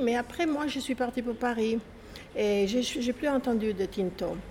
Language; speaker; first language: French; non-native, fluent; Italian